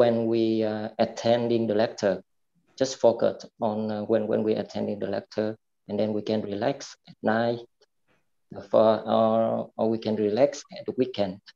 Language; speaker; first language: English; non-native, fluent; Vietnamese